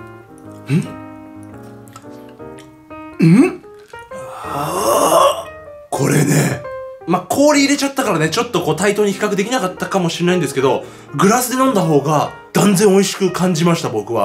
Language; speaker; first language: Japanese; native; Japanese